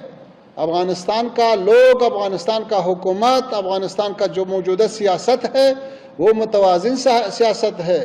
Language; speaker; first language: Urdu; non-native, fluent; Pashto